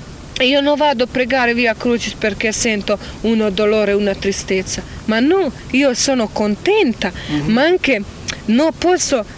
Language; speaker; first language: Italian; non-native, learner; Croatian